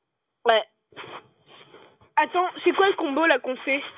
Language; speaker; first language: French; native; French